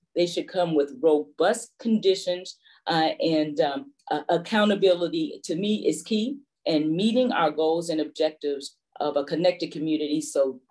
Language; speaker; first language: English; native; English